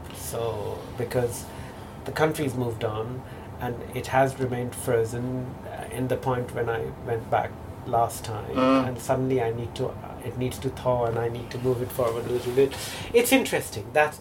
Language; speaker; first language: English; non-native, local second language; Bangla